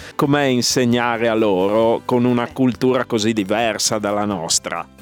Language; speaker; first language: Italian; native; Italian